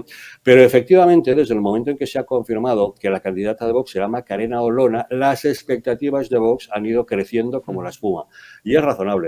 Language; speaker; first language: Spanish; native; Spanish